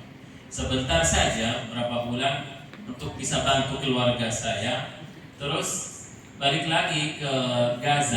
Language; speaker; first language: Indonesian; non-native, fluent; Arabic